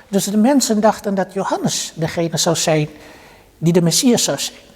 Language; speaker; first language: Dutch; early bilingual, other home language; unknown